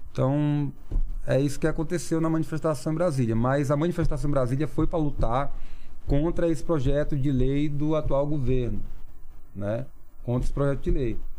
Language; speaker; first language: Portuguese; non-native, local second language; Kayapó